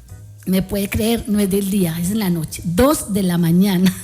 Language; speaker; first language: Spanish; native; Spanish